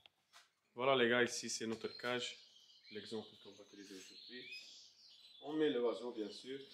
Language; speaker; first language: French; non-native, fluent; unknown